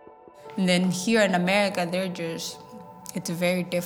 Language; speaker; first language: English; early bilingual, other home language; Somali